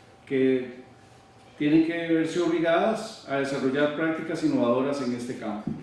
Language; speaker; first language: Spanish; native; Spanish